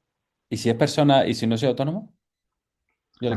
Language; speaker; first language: Spanish; native; Spanish